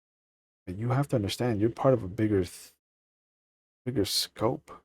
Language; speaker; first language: English; native; English